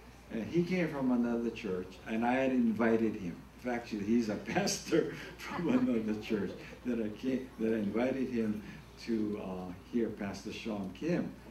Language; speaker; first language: English; native; English